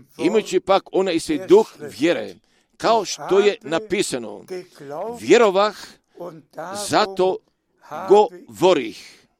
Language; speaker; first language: Croatian; early bilingual, heritage; Croatian